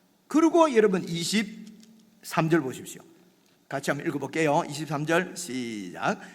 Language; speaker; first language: Korean; native; Korean